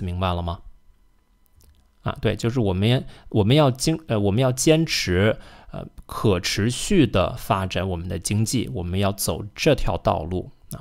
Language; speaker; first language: Chinese; non-native, fluent; English